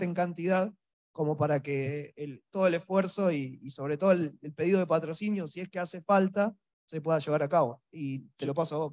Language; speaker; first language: Spanish; native; Spanish